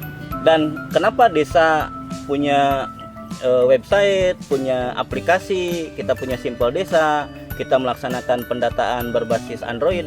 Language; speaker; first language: Indonesian; non-native, local second language; Sundanese